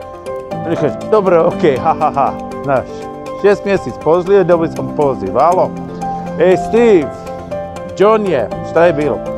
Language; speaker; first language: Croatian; non-native, learner; English